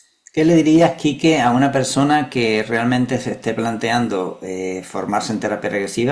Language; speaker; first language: Spanish; native; Spanish